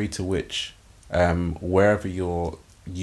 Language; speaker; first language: English; native; English